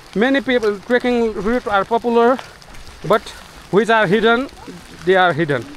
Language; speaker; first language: English; non-native, local second language; Nepali